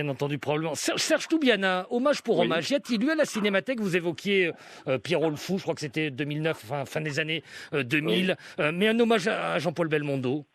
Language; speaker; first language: French; native; French